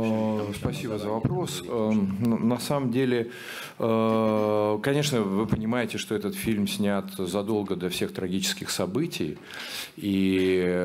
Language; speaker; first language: Russian; native; Russian